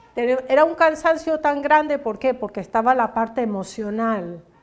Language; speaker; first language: Spanish; early bilingual, heritage; Spanish